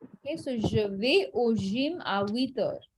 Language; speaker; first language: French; non-native, fluent; Hindi